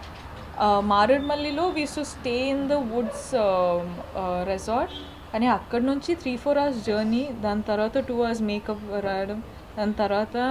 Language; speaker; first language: Telugu; non-native, local second language; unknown